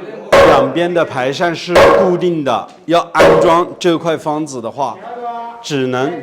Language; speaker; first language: Chinese; native; Chinese